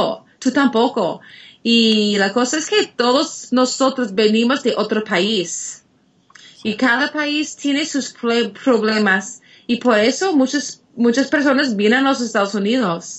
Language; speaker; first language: Spanish; non-native, fluent; English